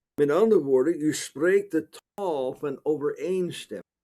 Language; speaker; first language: Dutch; non-native, fluent; English